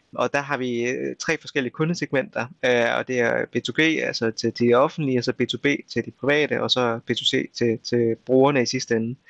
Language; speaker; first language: Danish; early bilingual, other home language; Vietnamese